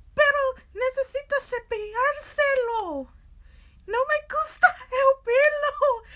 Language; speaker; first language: Spanish; non-native, learner; English